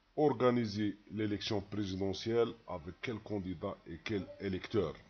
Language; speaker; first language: French; non-native, local second language; Arabic